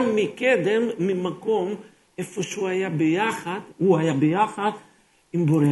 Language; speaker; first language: Hebrew; non-native, fluent; Russian